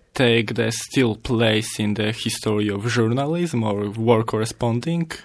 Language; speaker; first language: English; non-native, learner; Polish